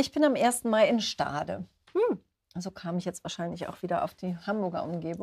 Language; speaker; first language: German; native; German